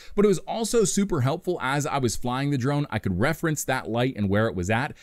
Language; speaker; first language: English; native; English